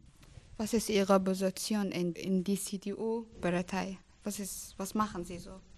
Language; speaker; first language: German; non-native, learner; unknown